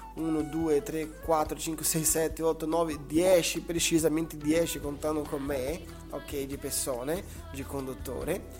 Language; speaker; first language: Italian; non-native, fluent; Portuguese